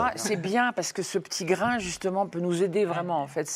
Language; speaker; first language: French; native; French